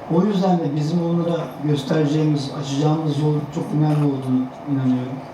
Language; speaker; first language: Turkish; native; Turkish